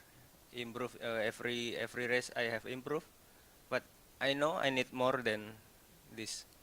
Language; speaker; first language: English; non-native, learner; Indonesian